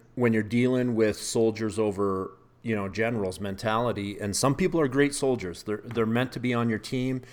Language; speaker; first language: English; native; English